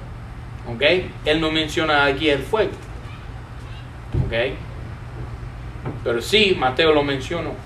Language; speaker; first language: Spanish; non-native, fluent; English